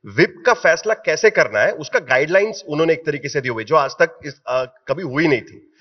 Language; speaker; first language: Hindi; native; Hindi